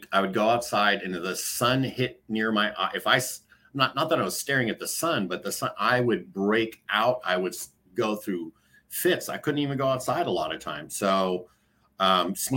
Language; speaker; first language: English; native; English